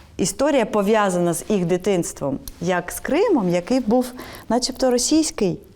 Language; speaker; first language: Ukrainian; non-native, local second language; Crimean Tatar